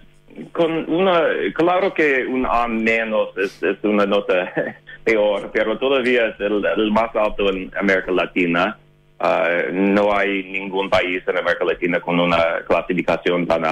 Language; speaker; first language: Spanish; non-native, fluent; English